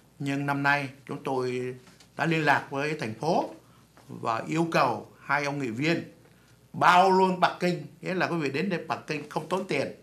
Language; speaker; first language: Vietnamese; native; Vietnamese